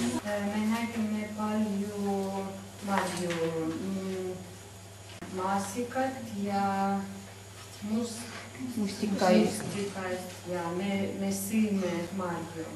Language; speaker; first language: Estonian; non-native, learner; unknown